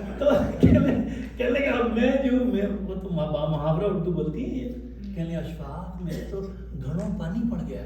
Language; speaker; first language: Urdu; native; Urdu